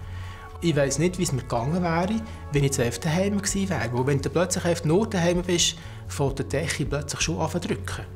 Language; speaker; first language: German; native; German